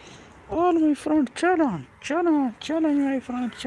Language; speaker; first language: English; non-native, learner; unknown